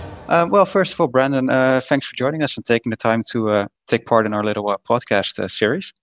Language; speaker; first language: English; non-native, fluent; Dutch